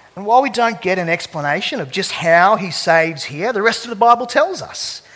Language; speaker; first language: English; native; English